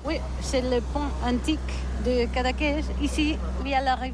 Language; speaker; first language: French; non-native, learner; Catalan